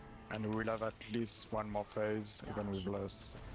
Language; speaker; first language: English; non-native, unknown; French